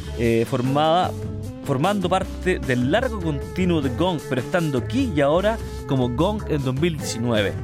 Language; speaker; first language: Spanish; native; Spanish